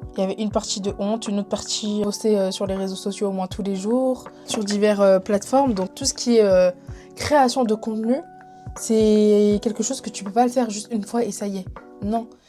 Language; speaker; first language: French; early bilingual, other home language; Spanish